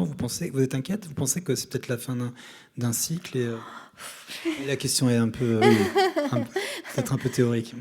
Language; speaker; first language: French; native; French